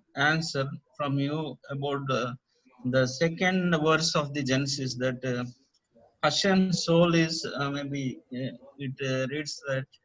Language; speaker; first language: English; non-native, local second language; Telugu